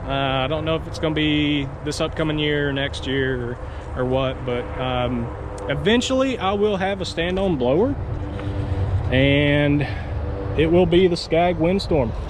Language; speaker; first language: English; native; English